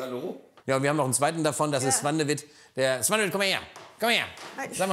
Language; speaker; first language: German; native; German